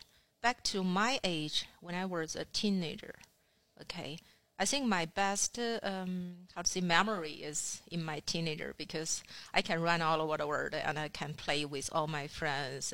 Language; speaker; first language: English; non-native, fluent; Chinese